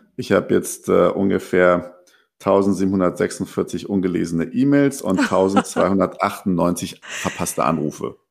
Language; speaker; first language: German; early bilingual, other home language; Persian